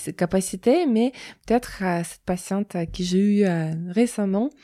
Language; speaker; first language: French; non-native, fluent; Russian